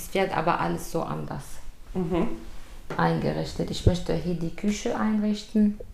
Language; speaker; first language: German; non-native, fluent; Arabic